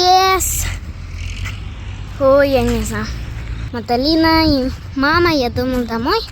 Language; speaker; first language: Russian; non-native, learner; English